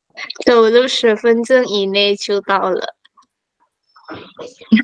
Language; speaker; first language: Chinese; non-native, learner; Indonesian